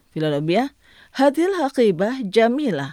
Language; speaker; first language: Arabic; non-native, fluent; Indonesian